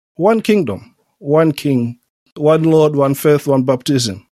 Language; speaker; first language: English; non-native, local second language; Nyanja